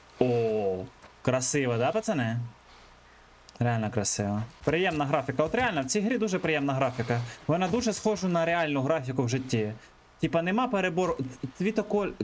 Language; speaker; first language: Ukrainian; native; Ukrainian